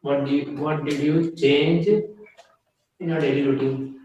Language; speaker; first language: English; non-native, learner; Hindi